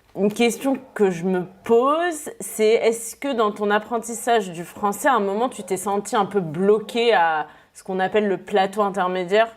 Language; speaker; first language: French; native; French